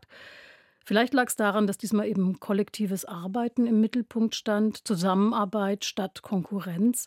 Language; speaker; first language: German; native; German